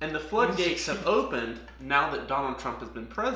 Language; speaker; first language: English; native; English